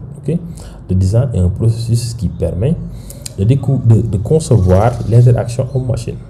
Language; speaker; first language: French; non-native, local second language; Wolof